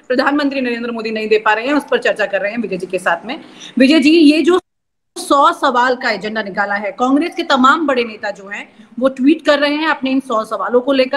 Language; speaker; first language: Hindi; native; Hindi